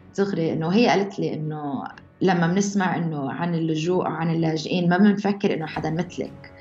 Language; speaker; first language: Arabic; early bilingual, heritage; Arabic